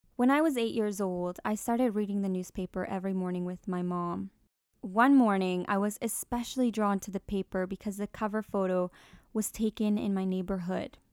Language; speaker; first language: English; early bilingual, other home language; Spanish